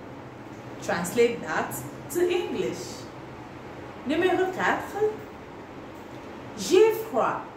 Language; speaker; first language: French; non-native, fluent; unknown